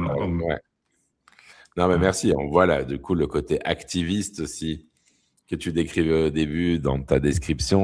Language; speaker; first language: French; native; French